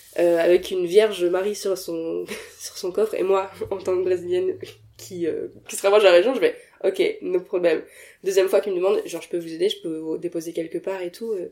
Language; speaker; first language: French; native; French